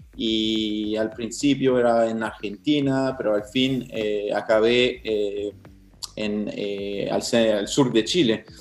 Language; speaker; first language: Spanish; non-native, fluent; English